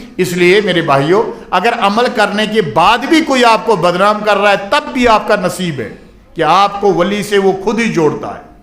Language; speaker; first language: Urdu; non-native, local second language; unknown